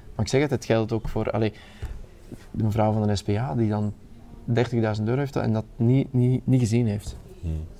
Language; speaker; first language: Dutch; native; Dutch